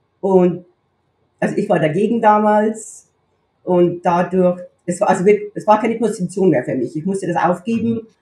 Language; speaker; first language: German; native; German